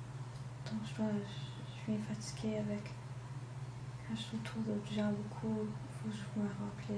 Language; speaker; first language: French; non-native, local second language; English